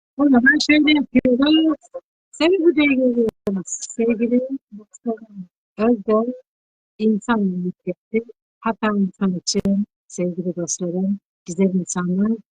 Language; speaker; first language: Turkish; native; Turkish